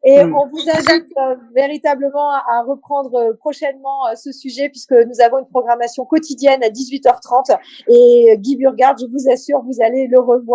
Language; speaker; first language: French; native; French